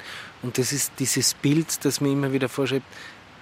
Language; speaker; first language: German; native; German